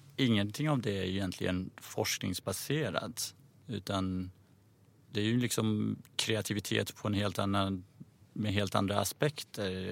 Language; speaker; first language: Swedish; early bilingual, other home language; Persian